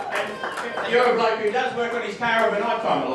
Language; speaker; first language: English; native; English